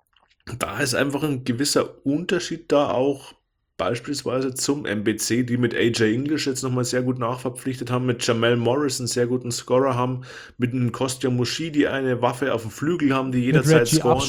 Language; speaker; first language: German; native; German